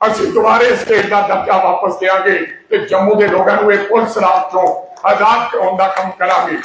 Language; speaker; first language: Hindi; non-native, local second language; Punjabi